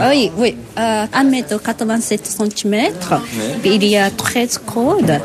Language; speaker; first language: French; non-native, learner; Japanese